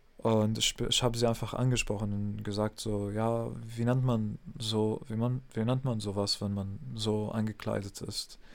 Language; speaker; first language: German; non-native, fluent; English